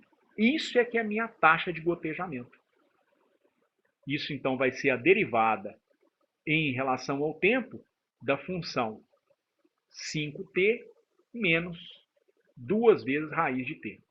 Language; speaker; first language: Portuguese; native; Portuguese